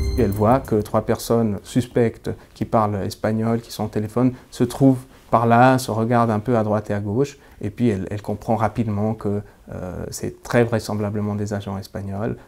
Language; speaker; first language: French; native; French